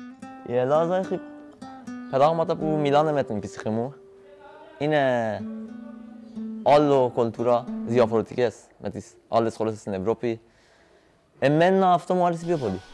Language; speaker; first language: Greek; non-native, learner; Persian